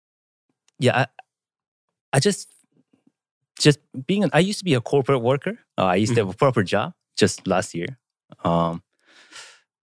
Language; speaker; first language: English; non-native, fluent; Korean